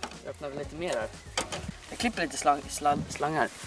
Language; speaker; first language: Swedish; native; Swedish